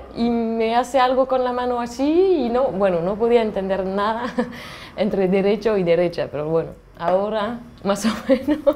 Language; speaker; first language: Spanish; non-native, learner; French